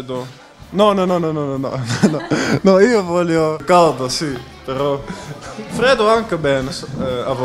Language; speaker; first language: Italian; non-native, learner; Dutch